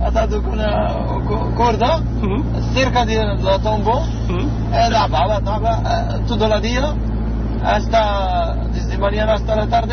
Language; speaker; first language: Spanish; non-native, learner; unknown